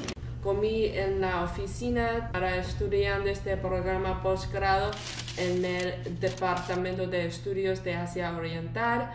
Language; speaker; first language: Spanish; non-native, learner; Chinese